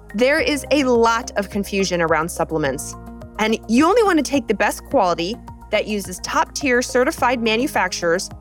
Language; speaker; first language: English; native; English